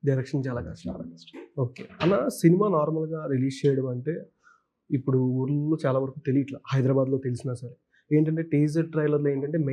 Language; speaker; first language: Telugu; native; Telugu